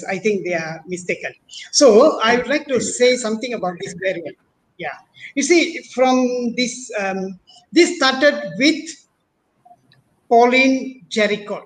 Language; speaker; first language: English; non-native, local second language; Tamil